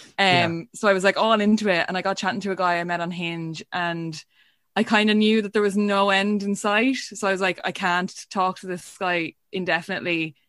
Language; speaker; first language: English; native; English